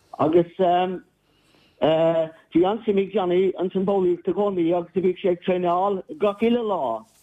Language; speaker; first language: Irish; native; Irish